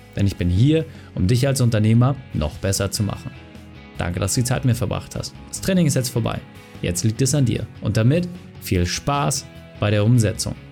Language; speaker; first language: German; native; German